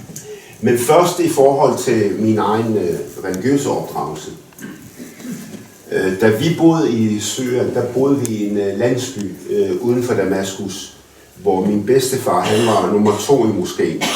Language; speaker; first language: Danish; early bilingual, other home language; Arabic